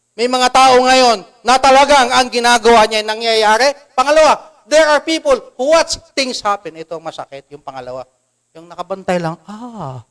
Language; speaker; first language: Filipino; non-native, local second language; Cebuano